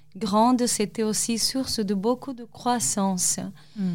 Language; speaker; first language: French; non-native, fluent; Portuguese